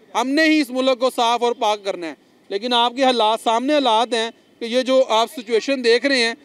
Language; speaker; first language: Urdu; native; Urdu